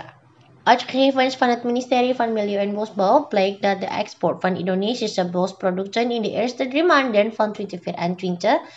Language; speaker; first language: Dutch; non-native, learner; Indonesian